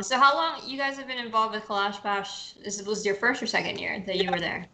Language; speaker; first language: English; early bilingual, other home language; Spanish